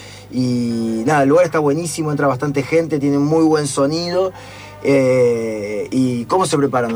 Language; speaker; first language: Spanish; native; Spanish